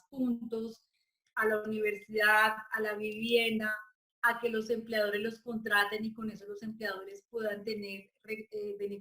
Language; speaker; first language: Spanish; native; Spanish